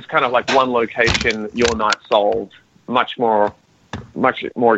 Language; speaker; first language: English; native; English